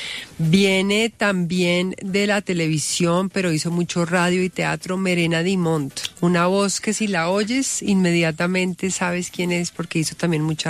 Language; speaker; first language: Spanish; native; Spanish